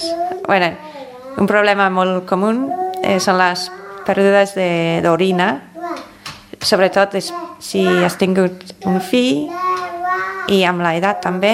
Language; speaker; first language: Catalan; non-native, fluent; English